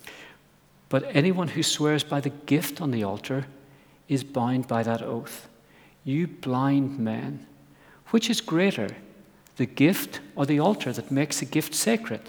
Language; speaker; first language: English; native; English